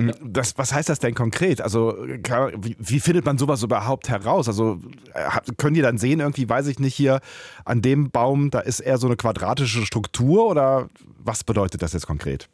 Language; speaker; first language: German; native; German